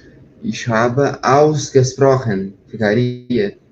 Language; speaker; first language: German; non-native, learner; Portuguese